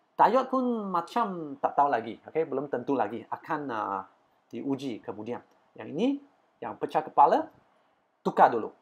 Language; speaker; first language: Malay; non-native, local second language; Chinese